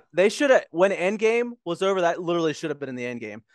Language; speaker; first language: English; native; English